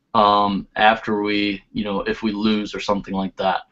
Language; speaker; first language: English; native; English